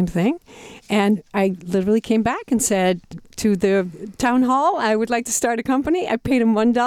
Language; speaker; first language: English; non-native, fluent; Dutch